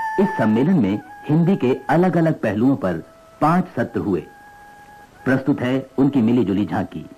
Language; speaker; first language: Hindi; native; Hindi